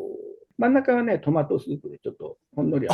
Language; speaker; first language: Japanese; native; Japanese